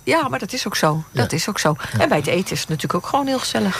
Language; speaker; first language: Dutch; native; Dutch